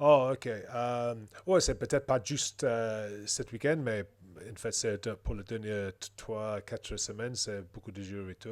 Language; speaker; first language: French; non-native, learner; English